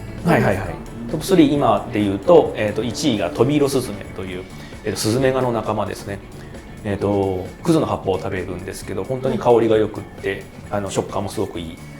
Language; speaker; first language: Japanese; native; Japanese